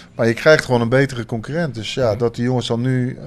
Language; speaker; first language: Dutch; native; Dutch